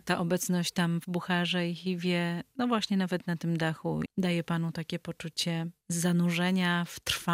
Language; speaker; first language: Polish; native; Polish